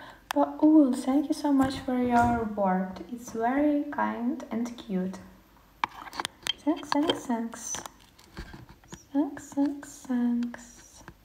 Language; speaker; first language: English; non-native, learner; Ukrainian